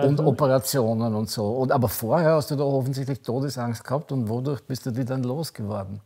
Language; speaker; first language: German; native; German